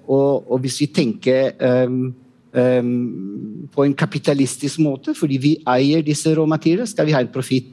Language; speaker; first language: Norwegian; non-native, fluent; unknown